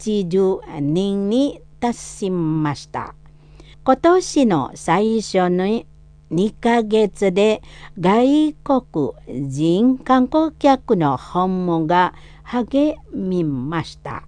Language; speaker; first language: Japanese; non-native, learner; Indonesian